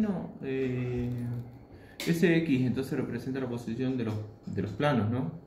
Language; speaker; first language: Spanish; native; Spanish